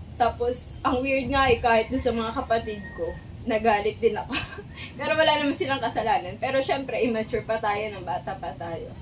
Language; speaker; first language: Filipino; native; Filipino